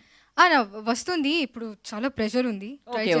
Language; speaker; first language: Telugu; non-native, learner; Kannada